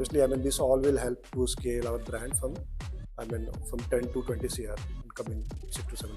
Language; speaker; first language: English; non-native, local second language; Hindi